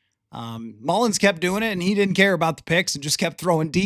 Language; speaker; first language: English; native; English